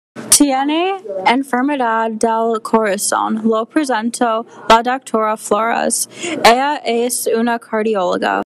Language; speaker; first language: Spanish; non-native, learner; English